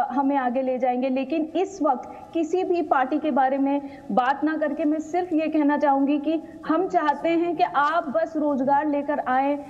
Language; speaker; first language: Hindi; native; Hindi